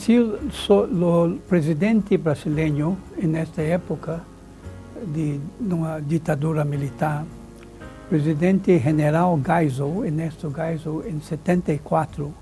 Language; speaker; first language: Spanish; non-native, fluent; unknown